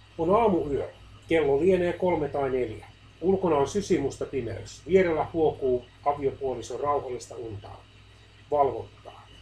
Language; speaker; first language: Finnish; native; Finnish